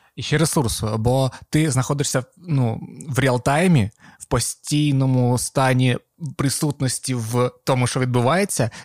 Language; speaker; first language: Ukrainian; non-native, local second language; Russian